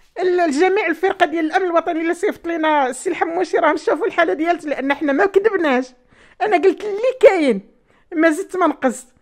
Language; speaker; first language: Arabic; native; Arabic